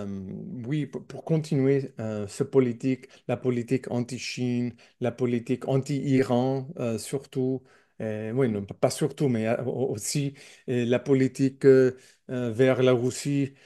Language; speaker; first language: French; non-native, learner; English